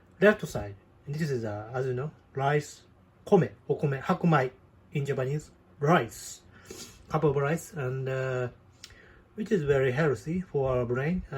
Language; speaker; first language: English; non-native, learner; Japanese